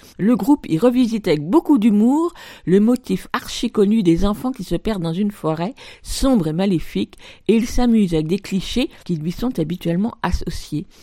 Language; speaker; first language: French; native; French